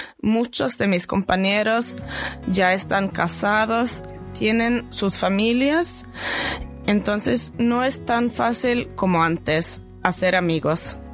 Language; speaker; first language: Spanish; non-native, fluent; Norwegian